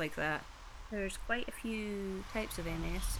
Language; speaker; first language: English; native; English